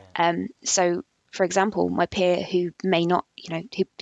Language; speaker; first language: English; native; English